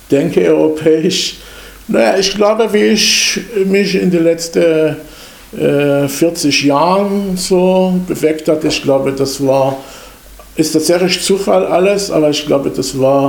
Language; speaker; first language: German; non-native, fluent; Hebrew